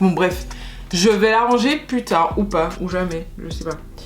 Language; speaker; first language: French; native; French